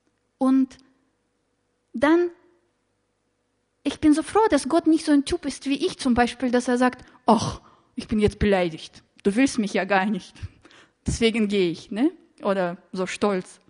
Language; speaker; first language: German; non-native, fluent; Russian